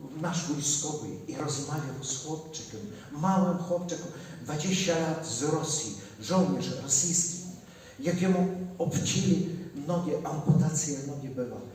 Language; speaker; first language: Polish; non-native, learner; Ukrainian